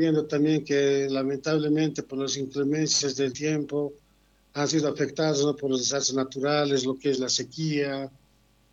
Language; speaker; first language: Spanish; native; Spanish